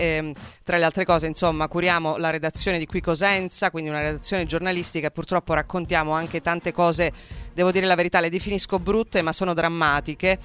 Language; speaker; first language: Italian; native; Italian